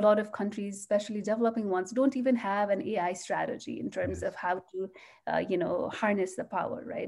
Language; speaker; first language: English; non-native, local second language; Nepali